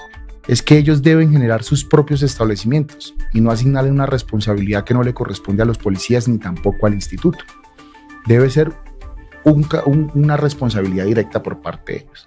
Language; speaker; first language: Spanish; native; Spanish